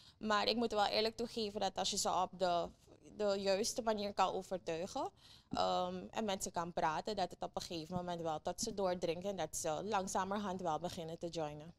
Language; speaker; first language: Dutch; native; Dutch